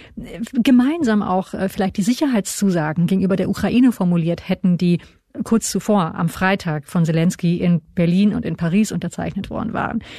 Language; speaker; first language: German; native; German